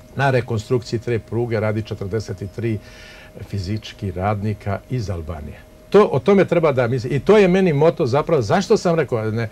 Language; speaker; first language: Serbian; non-native, local second language; Albanian